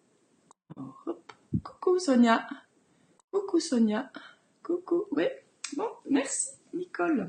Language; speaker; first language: French; native; French